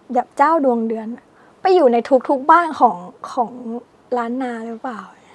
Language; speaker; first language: Thai; native; Thai